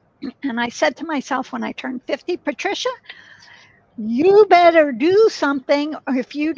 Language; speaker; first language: English; native; English